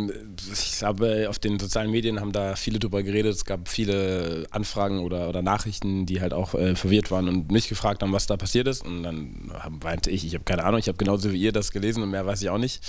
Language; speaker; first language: German; native; German